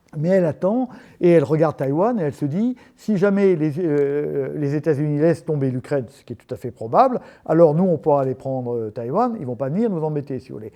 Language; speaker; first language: French; native; French